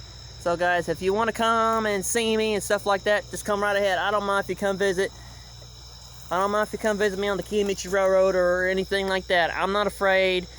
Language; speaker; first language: English; native; English